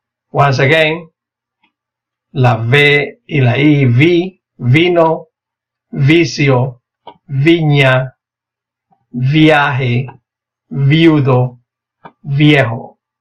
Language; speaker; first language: Spanish; native; Spanish